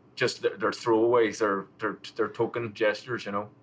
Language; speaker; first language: English; native; English